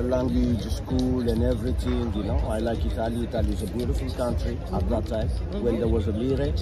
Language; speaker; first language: English; non-native, learner; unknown